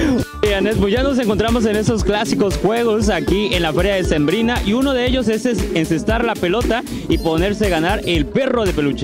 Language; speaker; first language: Spanish; native; Spanish